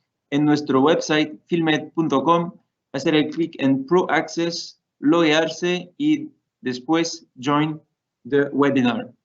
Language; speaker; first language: Spanish; non-native, fluent; Portuguese